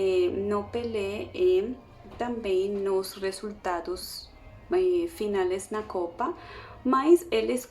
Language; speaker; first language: Portuguese; non-native, learner; Spanish